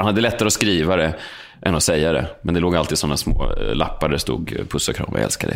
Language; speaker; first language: Swedish; native; Swedish